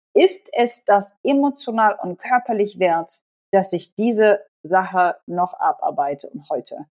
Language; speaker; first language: German; non-native, local second language; Polish